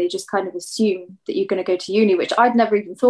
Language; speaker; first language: English; native; English